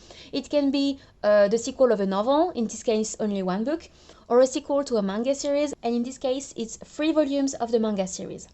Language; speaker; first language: English; non-native, fluent; French